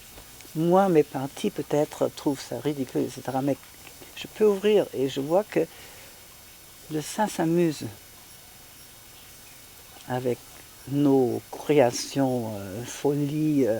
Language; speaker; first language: French; non-native, fluent; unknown